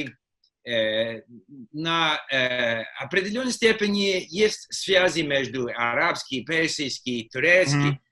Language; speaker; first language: Russian; non-native, fluent; English